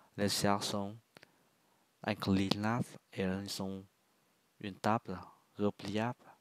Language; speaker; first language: French; non-native, learner; Vietnamese